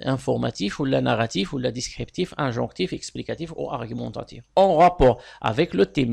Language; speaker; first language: French; non-native, local second language; Arabic